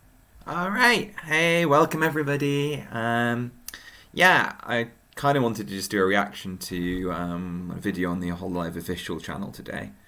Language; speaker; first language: English; non-native, fluent; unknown